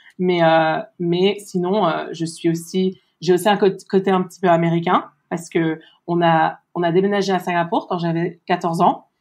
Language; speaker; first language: French; early bilingual, heritage; French